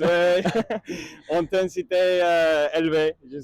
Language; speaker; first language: French; non-native, learner; English